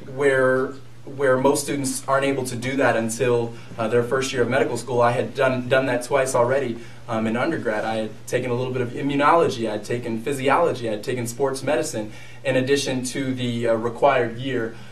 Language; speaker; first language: English; native; English